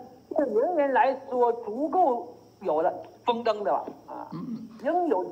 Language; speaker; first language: Chinese; native; Chinese